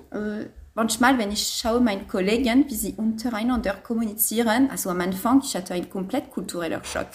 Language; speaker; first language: German; non-native, fluent; French